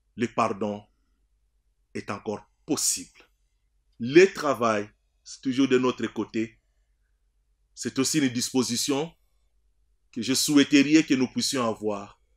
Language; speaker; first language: French; non-native, local second language; Swahili